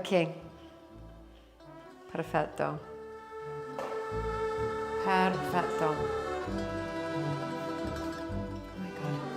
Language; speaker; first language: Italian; non-native, learner; English